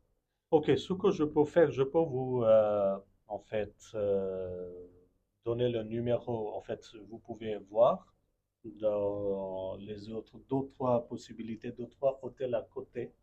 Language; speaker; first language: French; non-native, fluent; Bangla